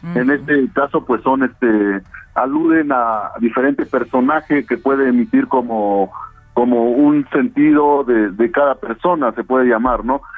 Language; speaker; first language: Spanish; non-native, local second language; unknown